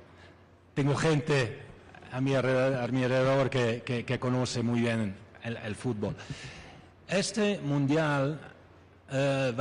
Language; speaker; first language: Spanish; non-native, fluent; Italian